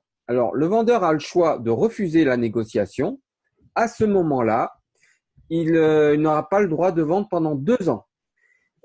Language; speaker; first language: French; native; French